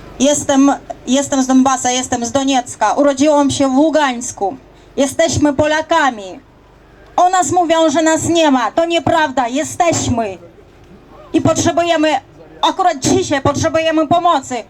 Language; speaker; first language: Polish; early bilingual, heritage; Polish